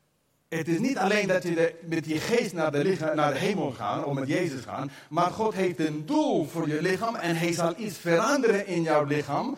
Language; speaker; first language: Dutch; non-native, fluent; English